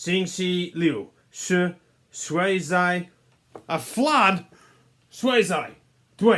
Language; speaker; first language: Chinese; non-native, learner; English